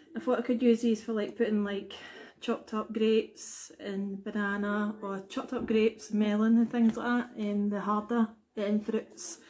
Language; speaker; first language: English; native; English